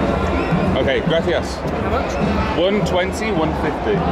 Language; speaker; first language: Spanish; non-native, learner; English